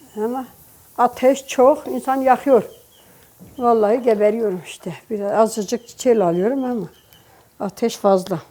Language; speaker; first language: Turkish; native; Turkish